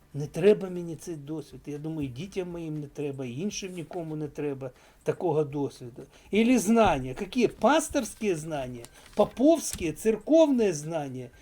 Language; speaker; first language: Ukrainian; non-native, local second language; Russian